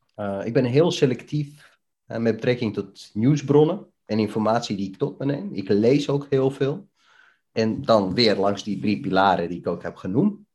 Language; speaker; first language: Dutch; early bilingual, other home language; Bosnian